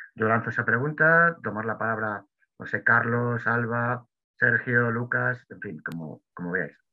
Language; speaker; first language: Spanish; native; Spanish